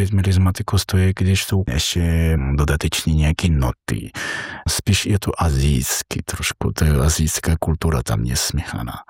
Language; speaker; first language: Czech; non-native, fluent; Georgian